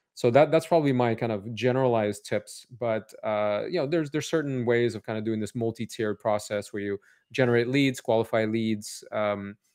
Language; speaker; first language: English; native; English